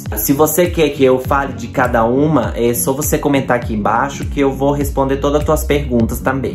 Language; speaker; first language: Portuguese; non-native, fluent; Spanish